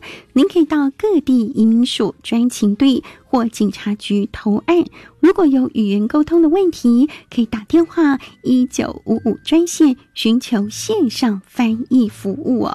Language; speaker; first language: Chinese; native; Chinese